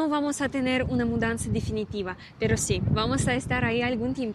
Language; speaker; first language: Spanish; non-native, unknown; Russian